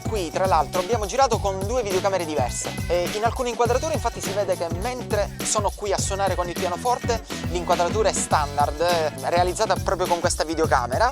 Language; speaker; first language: Italian; native; Italian